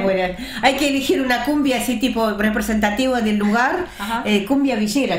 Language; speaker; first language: Spanish; early bilingual, heritage; Russian